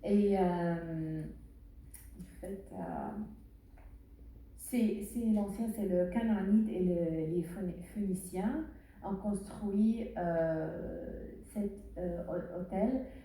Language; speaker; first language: French; non-native, learner; Arabic